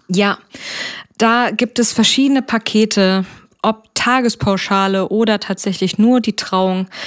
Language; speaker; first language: German; native; German